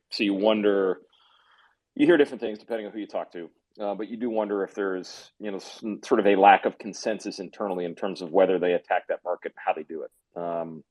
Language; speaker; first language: English; native; English